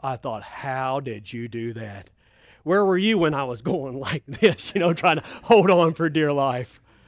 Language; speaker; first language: English; native; English